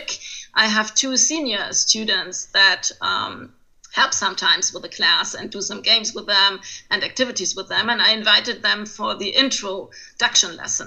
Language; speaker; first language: English; non-native, fluent; German